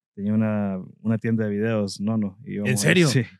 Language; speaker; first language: Spanish; native; Spanish